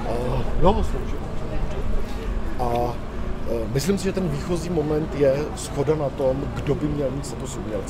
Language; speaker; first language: Czech; native; Czech